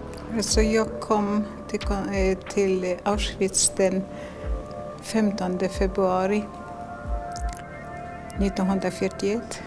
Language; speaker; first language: Swedish; non-native, fluent; Polish